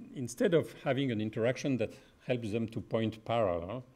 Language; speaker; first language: English; non-native, fluent; French